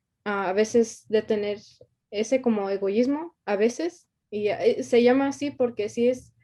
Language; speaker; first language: Spanish; early bilingual, heritage; Spanish